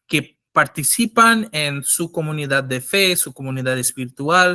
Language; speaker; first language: Spanish; non-native, fluent; English